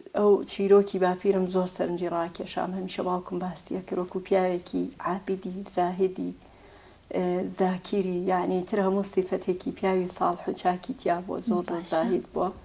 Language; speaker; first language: Central Kurdish; non-native, local second language; Gurani